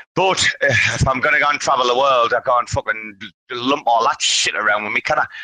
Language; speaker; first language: English; native; English